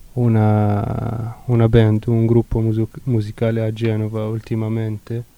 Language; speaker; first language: Italian; non-native, fluent; Arabic